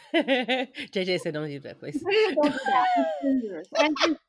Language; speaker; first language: English; early bilingual, other home language; Chinese